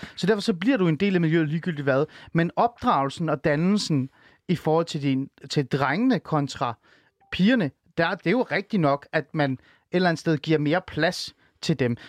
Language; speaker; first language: Danish; early bilingual, other home language; Persian